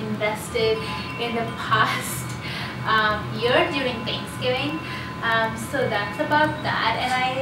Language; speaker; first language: English; non-native, local second language; Hindi